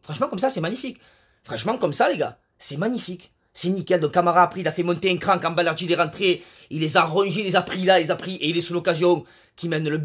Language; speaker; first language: French; native; French